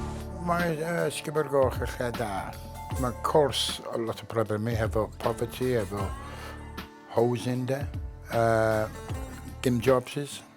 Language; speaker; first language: Welsh; non-native, learner; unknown